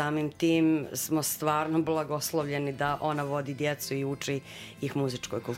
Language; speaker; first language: Serbian; native; Serbian